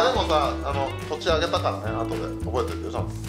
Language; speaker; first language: Japanese; native; Japanese